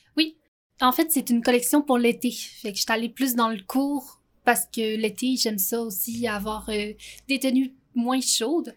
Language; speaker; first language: French; native; French